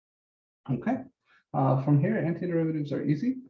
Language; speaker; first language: English; native; English